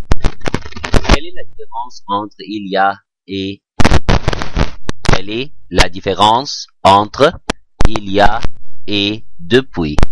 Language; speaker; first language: French; non-native, fluent; Arabic